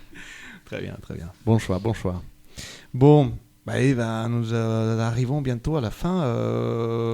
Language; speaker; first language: French; native; French